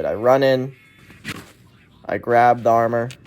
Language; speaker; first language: English; native; English